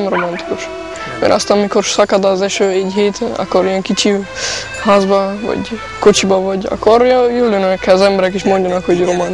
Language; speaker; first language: Hungarian; non-native, learner; German